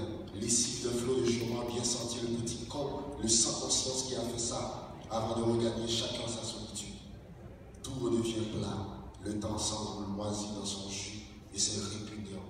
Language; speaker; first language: French; non-native, local second language; Haitian Creole